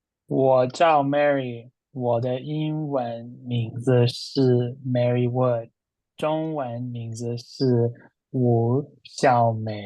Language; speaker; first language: Chinese; non-native, learner; English